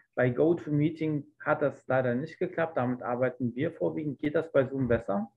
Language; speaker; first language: German; native; German